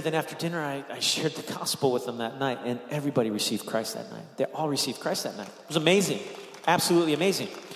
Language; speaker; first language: English; native; English